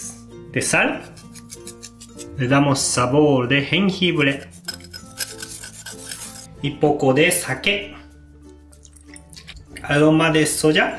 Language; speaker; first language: Spanish; non-native, learner; Japanese